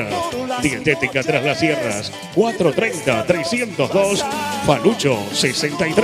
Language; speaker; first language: Spanish; native; Spanish